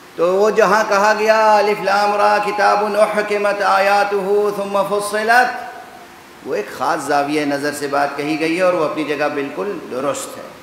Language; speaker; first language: Urdu; native; Urdu